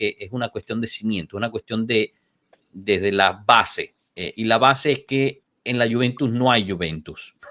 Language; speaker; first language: Spanish; native; Spanish